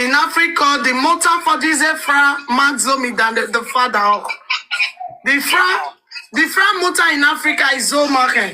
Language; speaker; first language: German; non-native, learner; Nigerian Pidgin